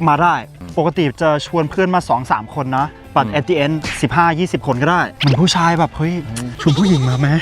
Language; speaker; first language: Thai; non-native, fluent; German